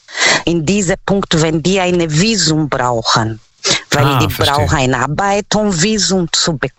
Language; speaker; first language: German; non-native, learner; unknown